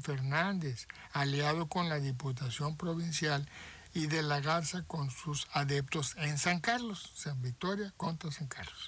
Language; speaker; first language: Spanish; native; Spanish